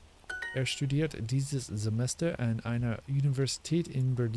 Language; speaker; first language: German; non-native, learner; English